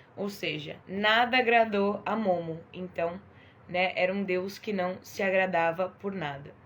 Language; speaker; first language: Portuguese; native; Portuguese